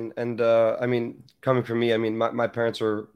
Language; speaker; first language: English; native; English